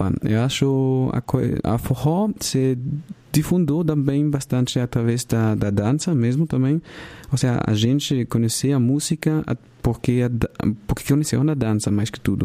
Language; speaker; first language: Portuguese; non-native, fluent; German